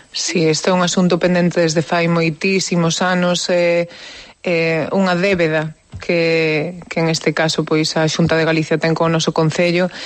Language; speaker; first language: Galician; native; Galician